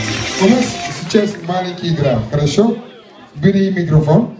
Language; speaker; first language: Russian; non-native, learner; Turkish